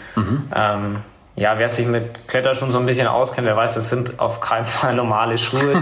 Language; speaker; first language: German; native; German